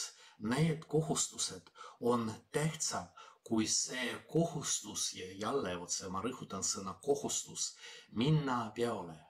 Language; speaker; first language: Estonian; non-native, fluent; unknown